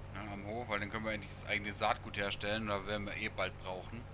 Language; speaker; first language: German; native; German